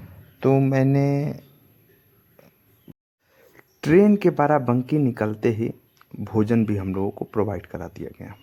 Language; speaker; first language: Hindi; native; Hindi